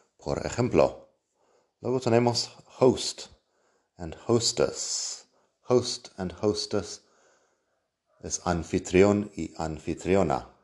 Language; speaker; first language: Spanish; non-native, fluent; English